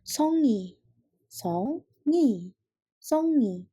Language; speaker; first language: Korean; non-native, fluent; Indonesian